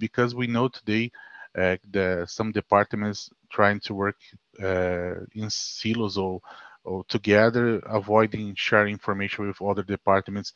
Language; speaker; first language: English; non-native, fluent; Portuguese